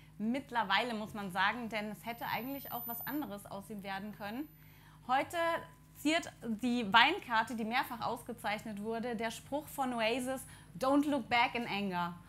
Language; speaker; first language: German; native; German